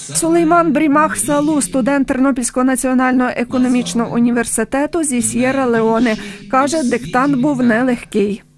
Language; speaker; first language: Ukrainian; native; Ukrainian